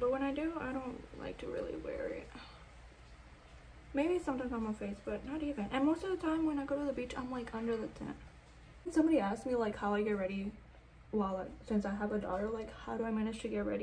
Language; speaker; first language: English; early bilingual, other home language; Spanish